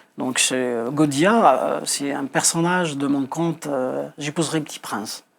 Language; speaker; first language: French; non-native, local second language; Kabyle